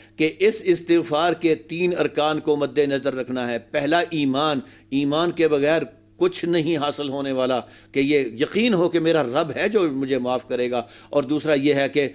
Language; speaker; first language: Urdu; native; Urdu